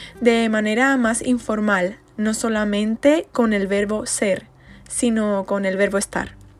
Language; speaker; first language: Spanish; native; Spanish